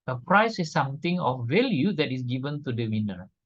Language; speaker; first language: English; non-native, fluent; Indonesian